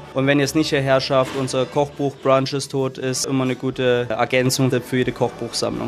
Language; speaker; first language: German; native; German